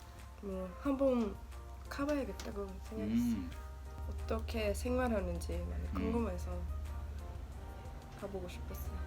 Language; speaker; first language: Korean; non-native, learner; Swedish